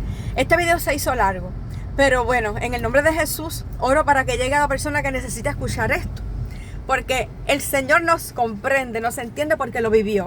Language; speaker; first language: Spanish; native; Spanish